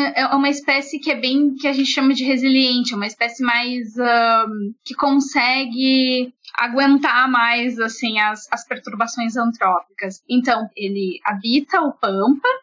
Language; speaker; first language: Portuguese; native; Portuguese